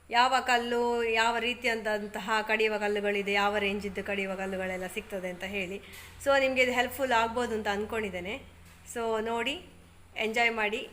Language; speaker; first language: Kannada; non-native, local second language; Tulu